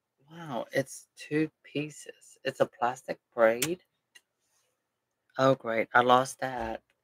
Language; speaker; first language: English; early bilingual, other home language; Spanish